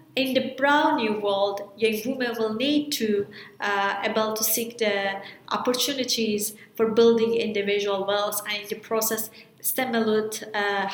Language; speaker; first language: English; non-native, fluent; Persian